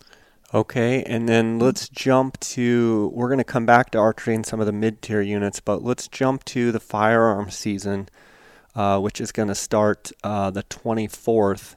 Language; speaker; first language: English; native; English